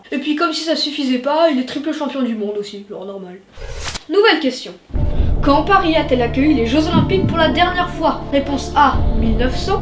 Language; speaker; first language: French; native; French